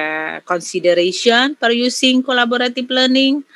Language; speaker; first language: English; non-native, learner; Indonesian